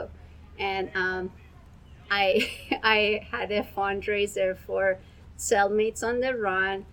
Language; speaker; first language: English; non-native, fluent; Persian